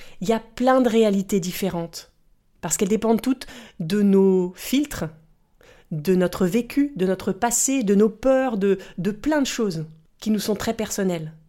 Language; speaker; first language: French; native; French